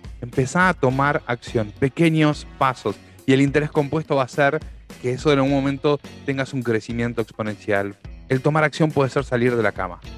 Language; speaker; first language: Spanish; native; Spanish